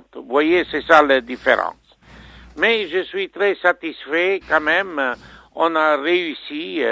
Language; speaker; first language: French; non-native, fluent; Armenian